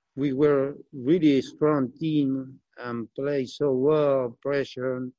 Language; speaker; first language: English; non-native, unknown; Spanish